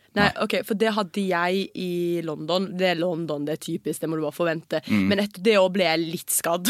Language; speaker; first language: Norwegian; early bilingual, heritage; Norwegian